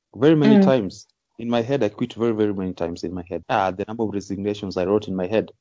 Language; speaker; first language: English; non-native, local second language; Luo (Kenya and Tanzania)